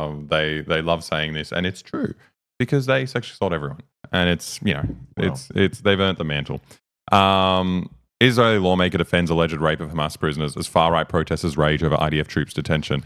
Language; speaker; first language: English; native; English